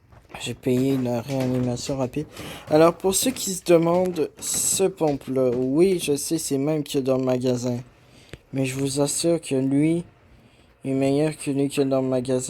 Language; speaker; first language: French; native; French